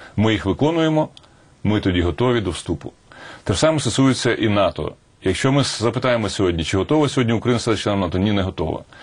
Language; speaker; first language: Ukrainian; native; Ukrainian